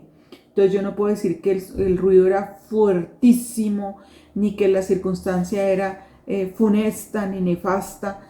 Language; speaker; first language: Spanish; native; Spanish